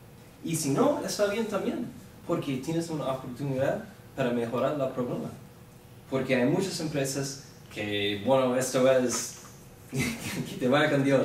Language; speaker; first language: Spanish; non-native, fluent; English